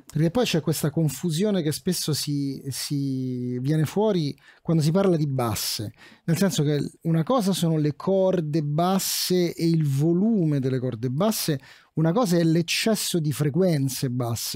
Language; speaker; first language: Italian; native; Italian